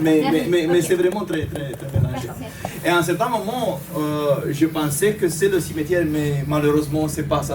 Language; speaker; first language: French; non-native, fluent; Romanian